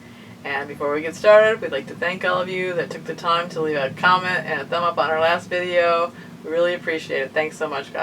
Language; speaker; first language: English; native; English